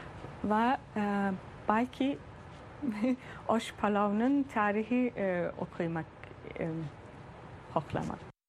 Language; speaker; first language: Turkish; early bilingual, heritage; Turkish